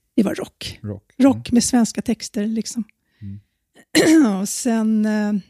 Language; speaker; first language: Swedish; native; Swedish